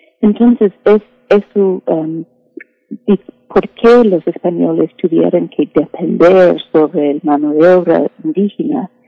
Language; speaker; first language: Spanish; non-native, fluent; English